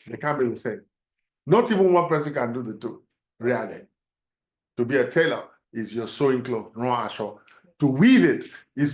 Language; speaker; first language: English; non-native, local second language; Yoruba